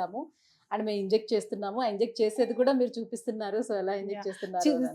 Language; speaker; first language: Telugu; native; Telugu